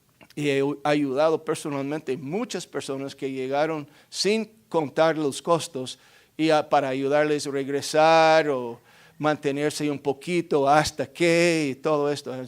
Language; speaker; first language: Spanish; non-native, fluent; English